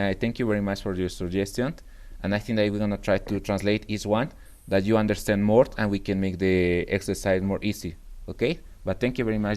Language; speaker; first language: English; non-native, fluent; Spanish